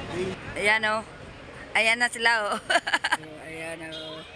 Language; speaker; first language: Filipino; non-native, local second language; Cebuano